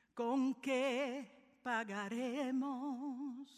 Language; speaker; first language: Spanish; early bilingual, other home language; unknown